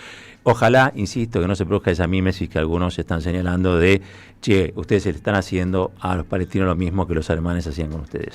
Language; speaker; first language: Spanish; native; Spanish